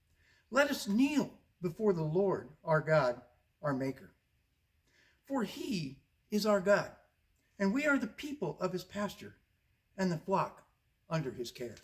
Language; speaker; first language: English; native; English